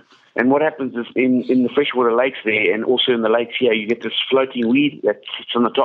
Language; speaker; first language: English; native; English